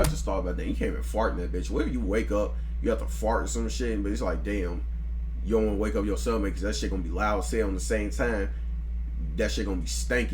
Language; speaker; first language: English; native; English